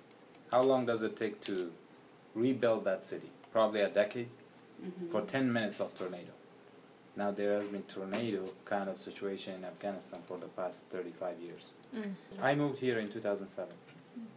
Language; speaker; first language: English; non-native, fluent; Persian